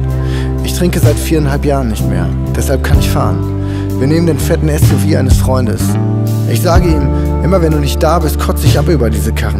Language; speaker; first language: German; native; German